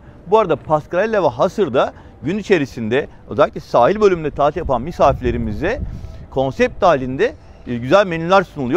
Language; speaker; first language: Turkish; native; Turkish